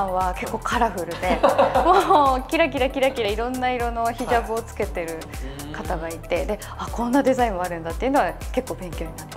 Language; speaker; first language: Japanese; native; Japanese